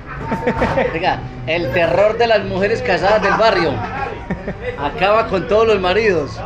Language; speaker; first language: Spanish; native; Spanish